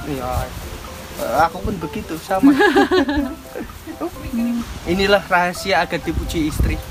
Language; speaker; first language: Indonesian; non-native, local second language; Javanese